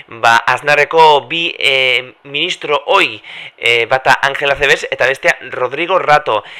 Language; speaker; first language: Basque; native; Basque